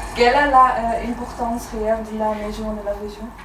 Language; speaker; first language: French; non-native, learner; Dutch